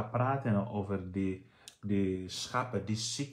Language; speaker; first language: Dutch; non-native, fluent; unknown